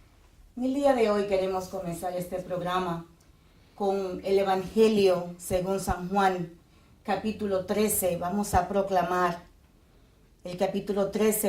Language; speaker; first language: Spanish; native; Spanish